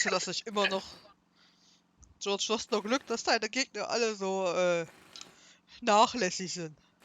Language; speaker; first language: German; native; German